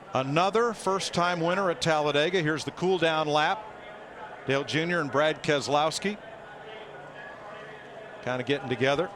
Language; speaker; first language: English; native; English